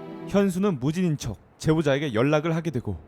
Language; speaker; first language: Korean; native; Korean